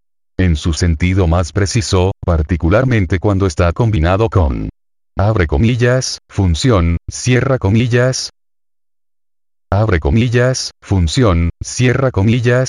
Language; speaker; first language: Spanish; native; Spanish